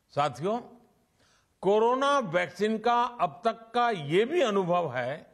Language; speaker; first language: Hindi; non-native, local second language; Gujarati